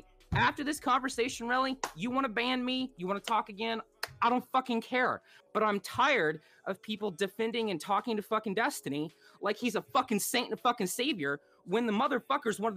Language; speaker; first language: English; native; English